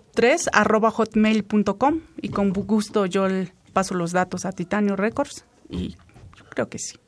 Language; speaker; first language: Spanish; native; Spanish